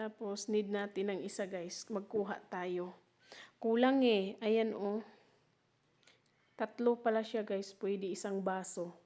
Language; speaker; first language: Filipino; native; Filipino